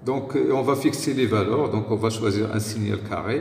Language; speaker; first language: French; non-native, local second language; Arabic